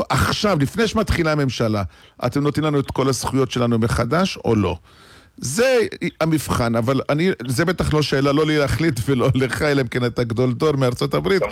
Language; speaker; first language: Hebrew; native; Hebrew